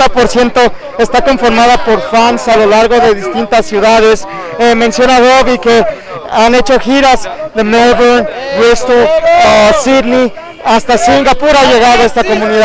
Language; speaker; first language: Spanish; native; Spanish